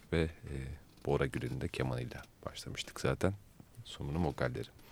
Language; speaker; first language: Turkish; native; Turkish